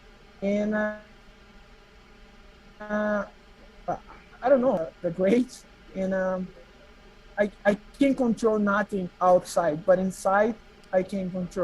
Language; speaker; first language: English; non-native, learner; Portuguese